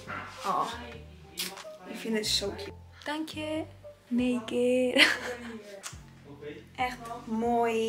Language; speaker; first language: Dutch; non-native, learner; Italian